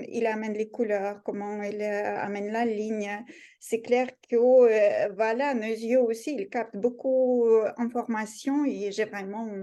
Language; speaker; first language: French; non-native, fluent; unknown